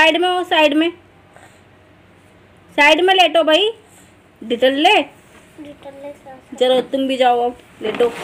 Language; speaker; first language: Hindi; native; Hindi